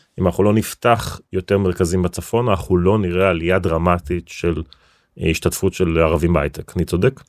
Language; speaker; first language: Hebrew; native; Hebrew